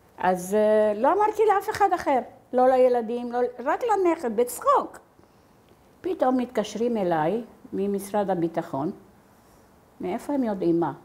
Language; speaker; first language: Hebrew; non-native, fluent; Arabic